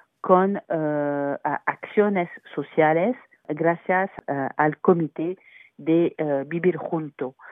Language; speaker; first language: Spanish; non-native, fluent; French